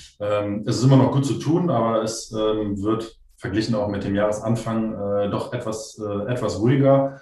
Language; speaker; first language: German; native; German